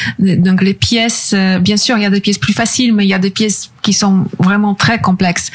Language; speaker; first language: French; non-native, fluent; Polish